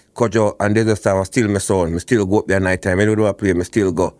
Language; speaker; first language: English; non-native, local second language; Jamaican Creole English